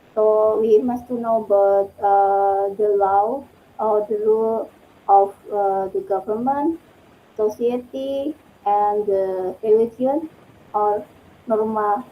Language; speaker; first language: English; non-native, learner; Indonesian